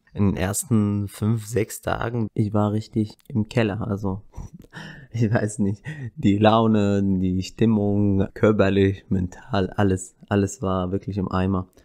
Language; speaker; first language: German; non-native, fluent; Arabic